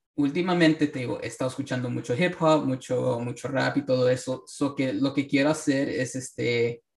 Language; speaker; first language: Spanish; early bilingual, heritage; Spanish